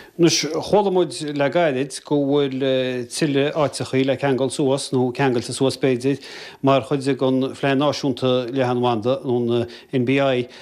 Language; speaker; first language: Irish; native; Irish